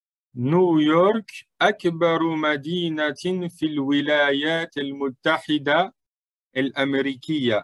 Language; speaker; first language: Arabic; non-native, fluent; French